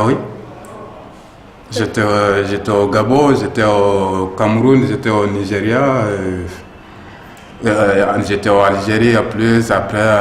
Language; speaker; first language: French; native; French